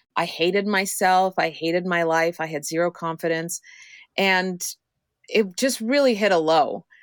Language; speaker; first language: English; non-native, fluent; Croatian